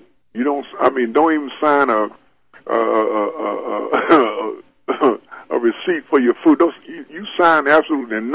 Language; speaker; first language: English; native; English